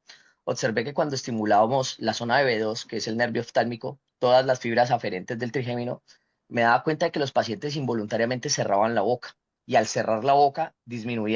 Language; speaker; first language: Spanish; native; Spanish